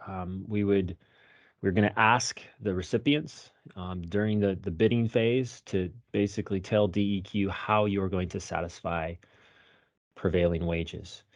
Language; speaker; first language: English; native; English